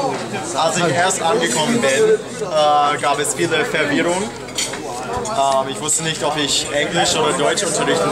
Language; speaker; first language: German; non-native, fluent; English